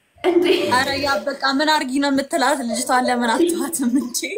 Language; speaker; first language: Amharic; native; Amharic